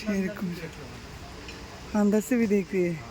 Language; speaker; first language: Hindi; non-native, learner; Bangla